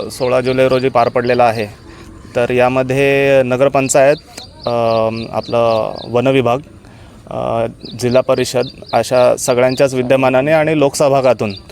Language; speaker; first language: Marathi; native; Marathi